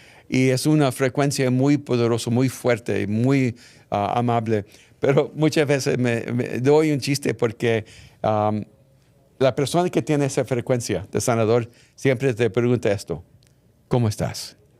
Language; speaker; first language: Spanish; early bilingual, heritage; English